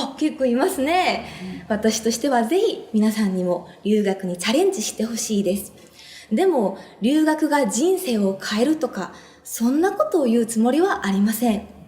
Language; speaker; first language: Japanese; non-native, fluent; Korean